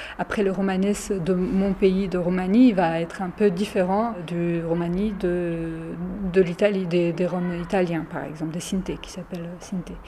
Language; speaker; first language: French; early bilingual, other home language; Romany